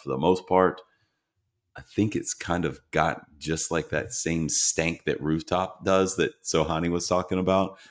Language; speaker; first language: English; native; English